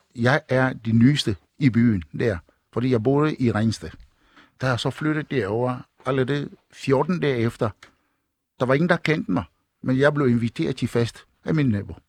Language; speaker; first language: Danish; non-native, fluent; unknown